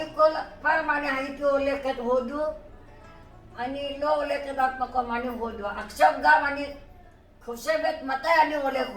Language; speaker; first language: Hebrew; non-native, learner; Marathi